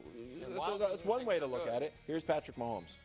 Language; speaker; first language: English; native; English